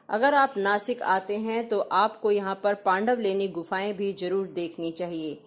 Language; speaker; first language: Hindi; non-native, local second language; Marathi